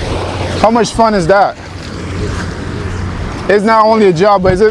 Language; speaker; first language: English; native; English